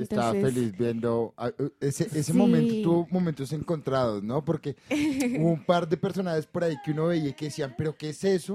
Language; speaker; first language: Spanish; native; Spanish